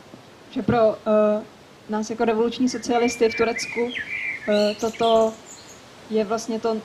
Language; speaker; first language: Czech; native; Czech